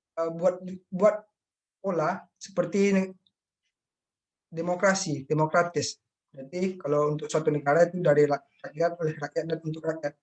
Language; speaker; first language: Indonesian; native; Indonesian